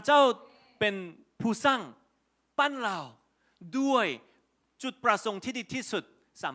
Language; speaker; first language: Thai; non-native, fluent; Korean